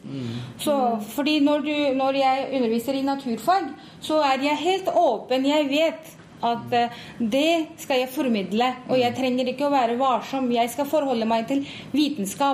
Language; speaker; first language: Norwegian; non-native, fluent; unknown